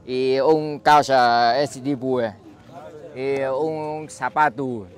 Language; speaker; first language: Portuguese; non-native, learner; Vietnamese